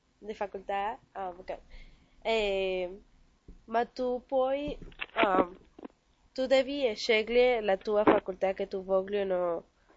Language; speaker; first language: Italian; non-native, learner; Spanish